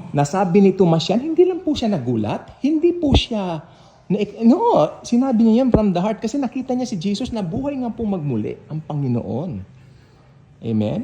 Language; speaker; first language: Filipino; native; Filipino